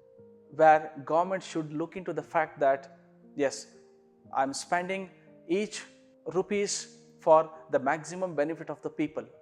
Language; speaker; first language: English; non-native, local second language; Kannada